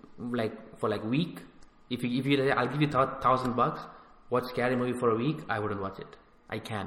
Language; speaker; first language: English; early bilingual, other home language; Tamil